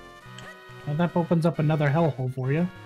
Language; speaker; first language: English; native; English